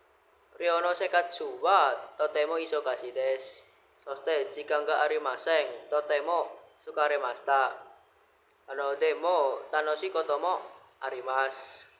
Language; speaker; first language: Japanese; non-native, learner; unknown